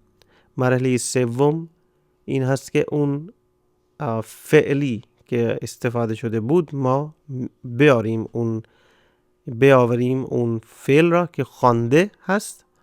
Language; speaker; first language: Persian; non-native, fluent; Urdu